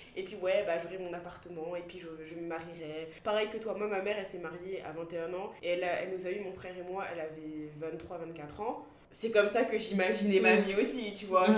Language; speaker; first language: French; native; French